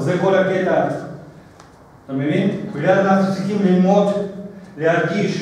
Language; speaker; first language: Hebrew; non-native, fluent; Russian